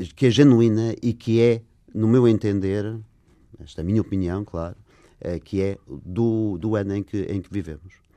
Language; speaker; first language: Portuguese; non-native, fluent; English